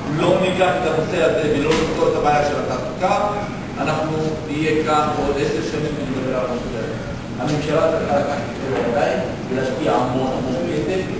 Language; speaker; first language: Hebrew; non-native, local second language; Arabic